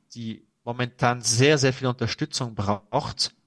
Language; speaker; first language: German; non-native, fluent; French